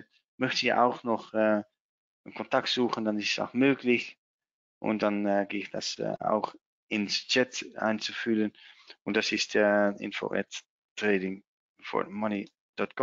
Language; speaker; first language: German; non-native, learner; Dutch